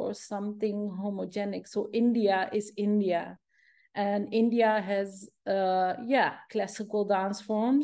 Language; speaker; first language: English; non-native, fluent; Dutch